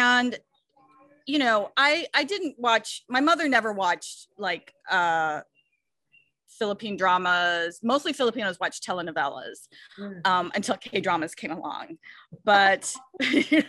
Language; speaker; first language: English; native; English